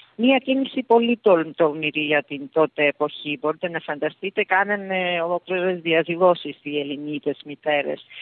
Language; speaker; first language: Greek; early bilingual, heritage; Greek